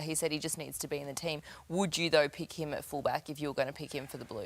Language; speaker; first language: English; native; English